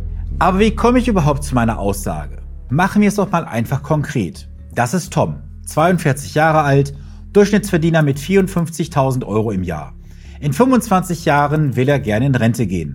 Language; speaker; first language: German; native; German